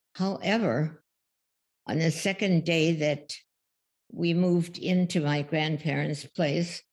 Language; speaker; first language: English; early bilingual, other home language; German